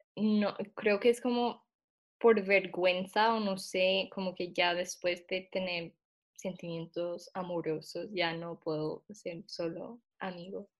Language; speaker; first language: Spanish; non-native, fluent; English